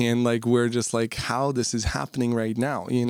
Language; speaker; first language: English; non-native, fluent; Ukrainian